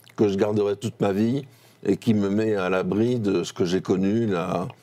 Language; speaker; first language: French; native; French